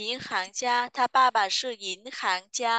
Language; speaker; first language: Chinese; non-native, fluent; Vietnamese